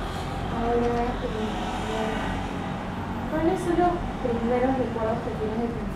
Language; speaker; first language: Spanish; native; Spanish